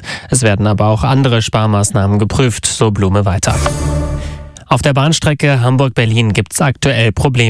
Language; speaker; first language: German; native; German